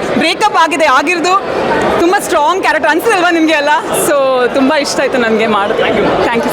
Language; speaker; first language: Kannada; non-native, fluent; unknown